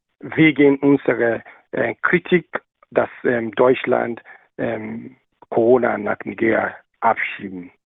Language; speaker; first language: German; non-native, learner; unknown